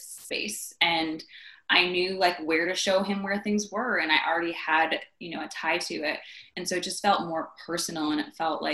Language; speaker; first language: English; native; English